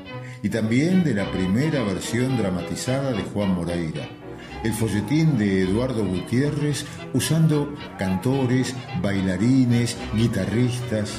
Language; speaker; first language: Spanish; native; Spanish